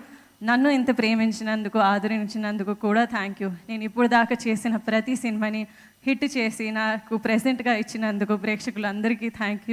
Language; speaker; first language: Telugu; non-native, fluent; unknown